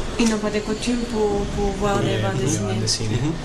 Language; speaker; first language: French; non-native, learner; Spanish